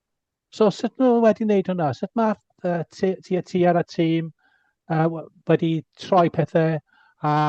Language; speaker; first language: Welsh; non-native, local second language; English